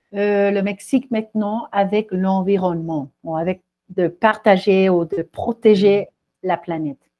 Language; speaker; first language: French; non-native, fluent; Spanish